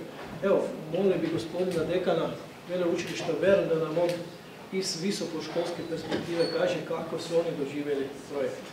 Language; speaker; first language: Croatian; native; Croatian